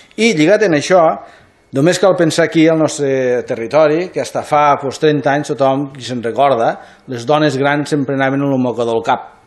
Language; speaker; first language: Catalan; native; Catalan